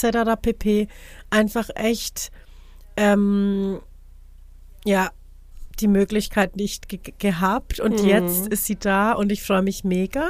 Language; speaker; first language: German; native; German